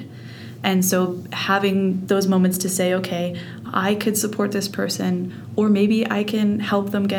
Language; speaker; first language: English; native; English